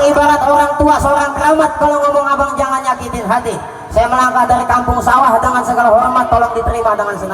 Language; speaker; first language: Indonesian; native; Indonesian